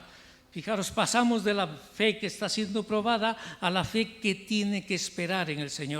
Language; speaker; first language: Spanish; native; Spanish